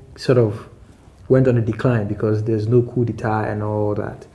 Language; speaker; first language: English; non-native, local second language; Akan